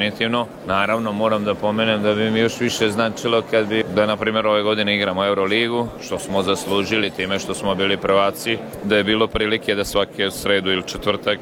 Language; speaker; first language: Serbian; native; Serbian